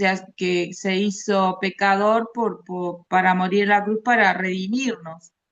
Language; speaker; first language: Spanish; native; Spanish